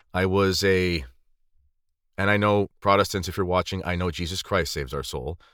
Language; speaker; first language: English; native; English